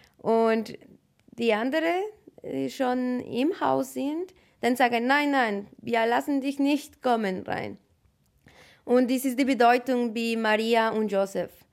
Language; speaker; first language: German; non-native, learner; Spanish